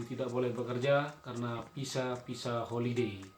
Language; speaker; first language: Indonesian; non-native, local second language; Sasak